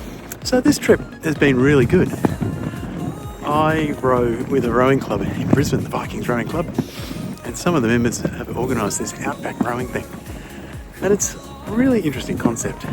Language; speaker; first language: English; native; English